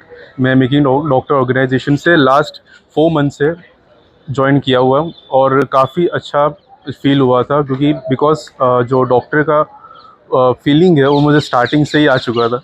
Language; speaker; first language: Hindi; non-native, local second language; Gujarati